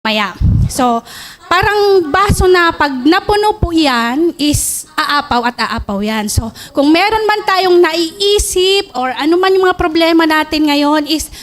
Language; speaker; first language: Filipino; non-native, local second language; Iloko